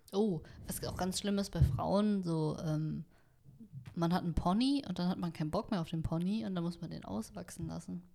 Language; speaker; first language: German; early bilingual, other home language; Vietnamese